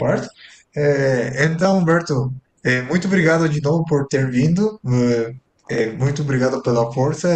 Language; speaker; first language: Portuguese; non-native, fluent; Spanish